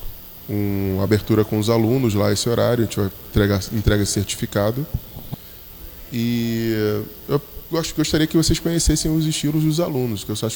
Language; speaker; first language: Portuguese; native; Portuguese